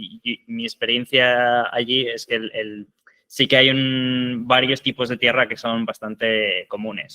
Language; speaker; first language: Spanish; native; Spanish